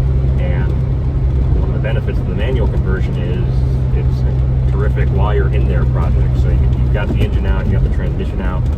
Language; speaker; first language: English; native; English